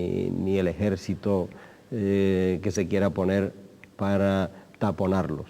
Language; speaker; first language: Spanish; native; Spanish